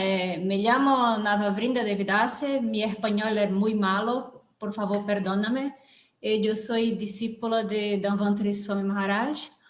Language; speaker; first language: Spanish; non-native, learner; Portuguese